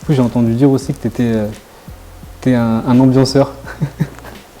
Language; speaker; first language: French; native; French